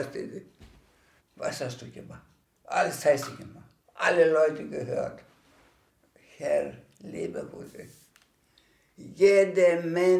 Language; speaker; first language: German; non-native, learner; Greek